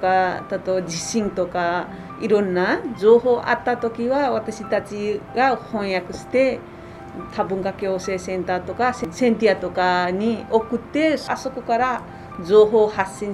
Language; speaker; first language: Japanese; non-native, fluent; Nepali